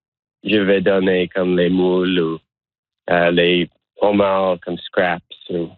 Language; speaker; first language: French; non-native, learner; English